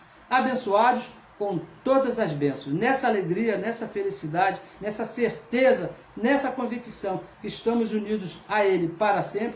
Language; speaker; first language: Portuguese; native; Portuguese